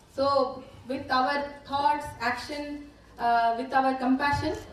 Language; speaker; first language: English; non-native, local second language; Telugu